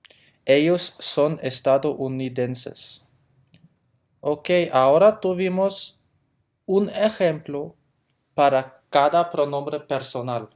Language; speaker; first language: Spanish; non-native, fluent; German